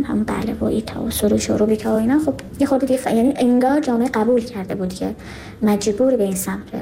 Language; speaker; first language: Persian; non-native, local second language; Kurdish